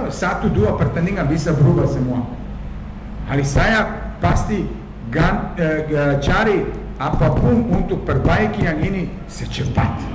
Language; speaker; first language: Indonesian; non-native, fluent; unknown